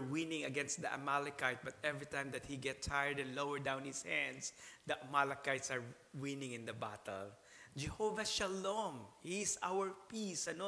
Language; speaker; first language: English; non-native, local second language; Filipino